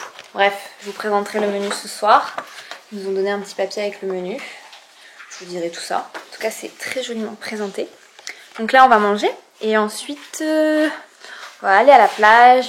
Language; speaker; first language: French; native; French